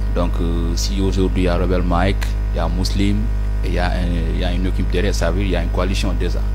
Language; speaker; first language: French; non-native, local second language; Fula